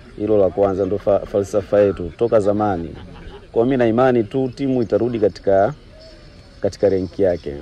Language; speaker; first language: Swahili; native; Swahili